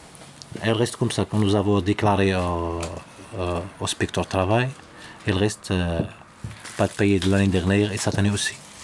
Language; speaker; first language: French; non-native, learner; Arabic